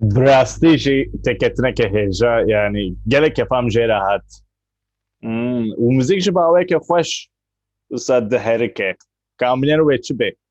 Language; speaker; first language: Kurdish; native; Kurdish